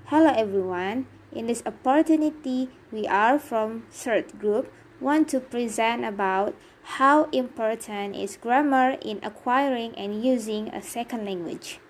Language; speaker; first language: English; non-native, learner; Indonesian